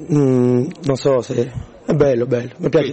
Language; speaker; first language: Italian; non-native, learner; Spanish